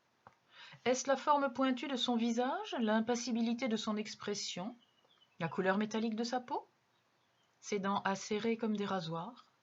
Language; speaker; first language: French; native; French